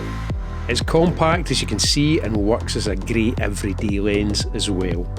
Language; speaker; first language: English; native; English